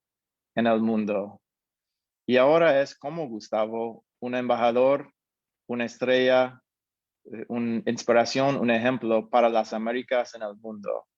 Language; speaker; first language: Spanish; non-native, fluent; English